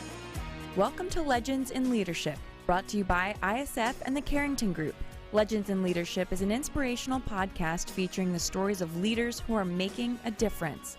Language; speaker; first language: English; native; English